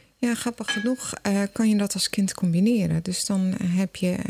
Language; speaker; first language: Dutch; non-native, fluent; Portuguese